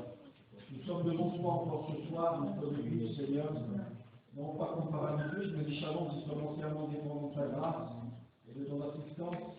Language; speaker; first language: French; native; French